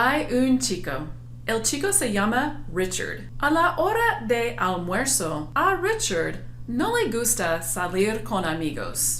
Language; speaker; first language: Spanish; non-native, fluent; English